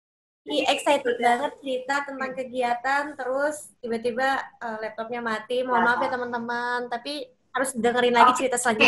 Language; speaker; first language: Indonesian; native; Indonesian